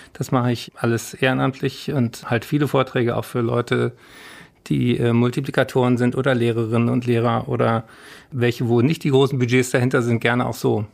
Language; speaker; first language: German; native; German